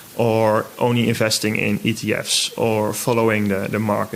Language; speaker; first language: English; non-native, fluent; Dutch